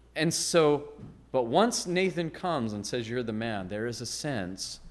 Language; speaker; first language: English; native; English